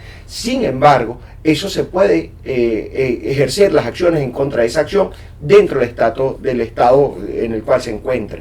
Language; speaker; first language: Spanish; native; Spanish